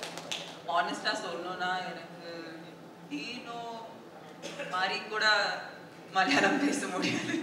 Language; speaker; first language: Tamil; non-native, fluent; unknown